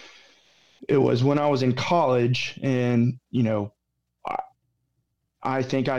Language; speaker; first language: English; native; English